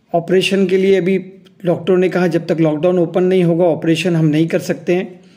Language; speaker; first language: Hindi; non-native, local second language; Urdu